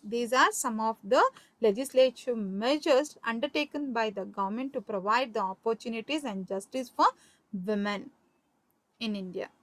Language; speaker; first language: English; non-native, local second language; Kannada